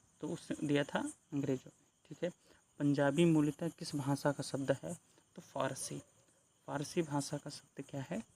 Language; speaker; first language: Hindi; native; Hindi